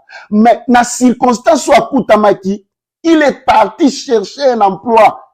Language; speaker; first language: French; non-native, local second language; Lingala